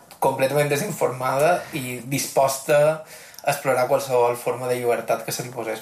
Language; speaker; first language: Catalan; native; Catalan